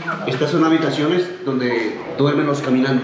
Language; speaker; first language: Spanish; native; Spanish